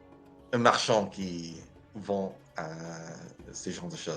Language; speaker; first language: French; non-native, learner; English